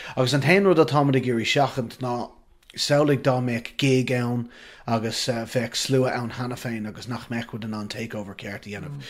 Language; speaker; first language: Irish; non-native, local second language; English